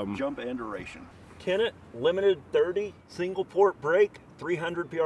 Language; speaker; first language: English; native; English